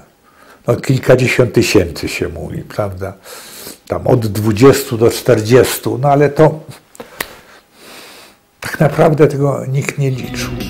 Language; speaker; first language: Polish; native; Polish